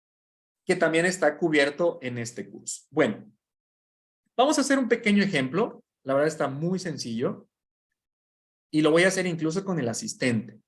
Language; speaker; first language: Spanish; native; Spanish